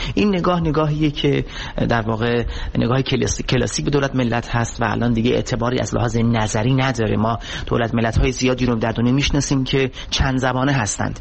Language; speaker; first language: Persian; non-native, local second language; Kurdish